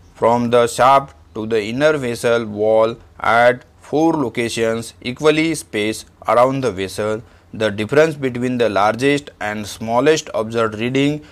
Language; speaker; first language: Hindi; non-native, local second language; Marathi